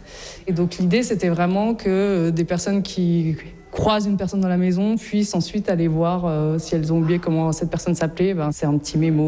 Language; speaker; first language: French; native; French